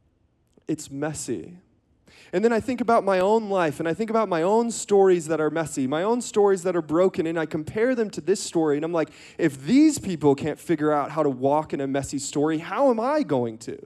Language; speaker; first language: English; native; English